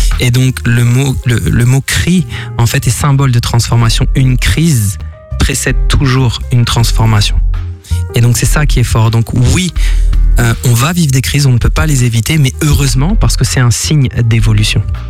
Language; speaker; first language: French; native; French